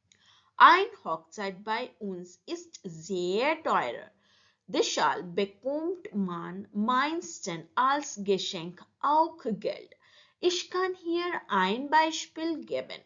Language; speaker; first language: German; non-native, learner; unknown